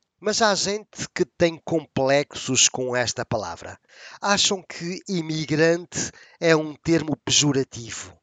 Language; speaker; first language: Portuguese; native; Portuguese